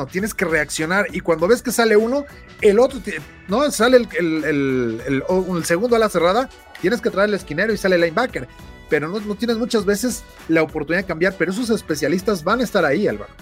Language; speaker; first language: Spanish; native; Spanish